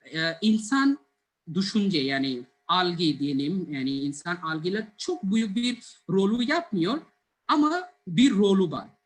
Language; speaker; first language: Turkish; non-native, learner; Bangla